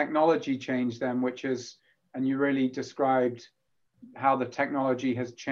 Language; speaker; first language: English; native; English